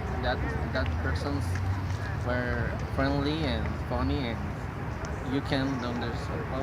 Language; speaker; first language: English; non-native, learner; Spanish